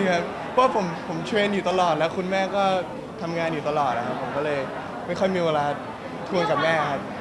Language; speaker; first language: Thai; non-native, local second language; English